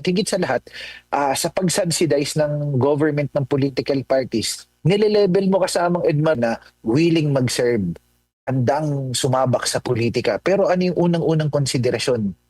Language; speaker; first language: Filipino; native; Filipino